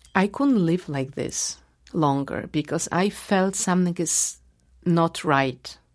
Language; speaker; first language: English; non-native, fluent; Polish